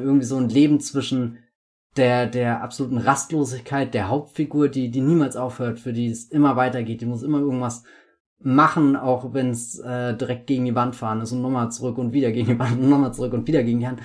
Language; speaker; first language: German; native; German